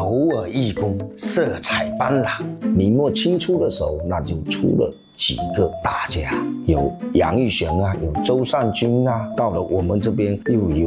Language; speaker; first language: Chinese; native; Chinese